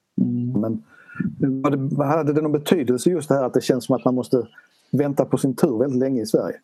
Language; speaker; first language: Swedish; native; Swedish